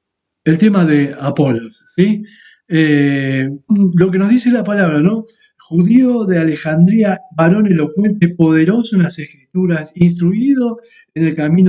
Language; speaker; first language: Spanish; native; Spanish